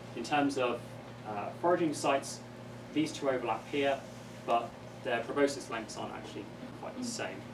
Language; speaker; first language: English; native; English